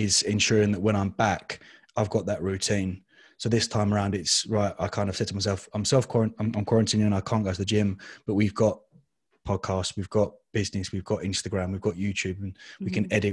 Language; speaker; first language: English; native; English